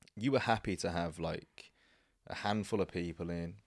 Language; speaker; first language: English; native; English